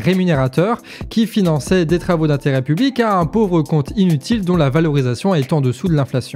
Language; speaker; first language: French; native; French